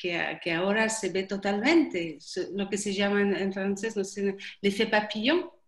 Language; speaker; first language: Spanish; non-native, learner; French